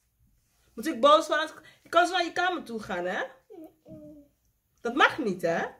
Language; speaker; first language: Dutch; non-native, fluent; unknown